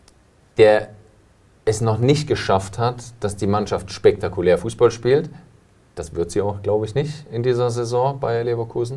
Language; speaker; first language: German; native; German